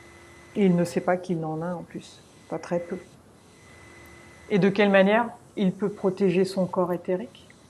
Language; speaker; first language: French; native; French